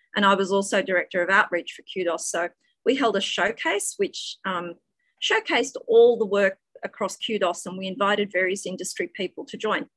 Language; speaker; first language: English; native; English